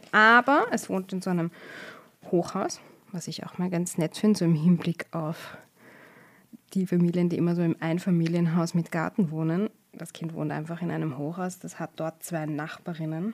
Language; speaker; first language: German; native; German